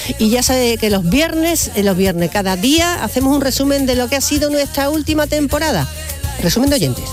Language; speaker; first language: Spanish; native; Spanish